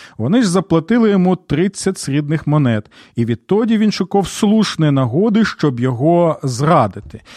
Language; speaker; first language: Ukrainian; native; Ukrainian